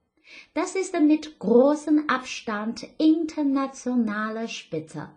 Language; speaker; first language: German; non-native, fluent; Chinese